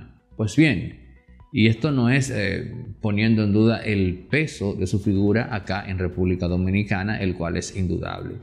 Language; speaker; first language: Spanish; native; Spanish